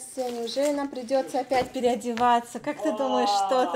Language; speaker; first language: Russian; native; Russian